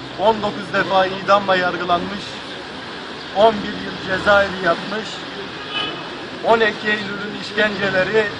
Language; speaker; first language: Turkish; native; Turkish